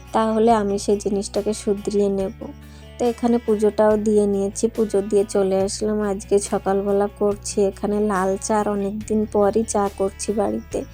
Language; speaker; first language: Bangla; non-native, local second language; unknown